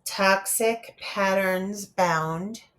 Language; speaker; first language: English; native; English